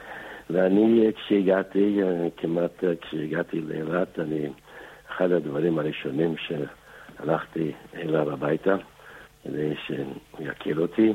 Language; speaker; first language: Hebrew; non-native, fluent; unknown